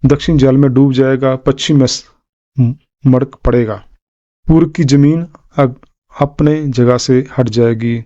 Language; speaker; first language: Hindi; non-native, local second language; Punjabi